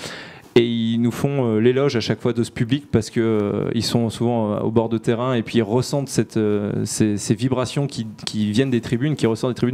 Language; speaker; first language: French; native; French